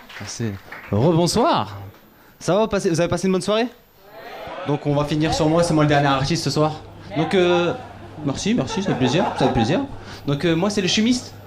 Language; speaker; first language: French; early bilingual, other home language; Arabic